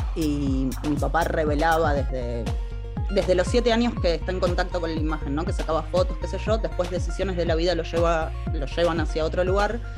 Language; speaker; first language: Spanish; native; Spanish